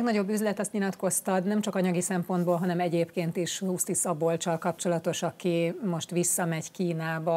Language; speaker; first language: Hungarian; native; Hungarian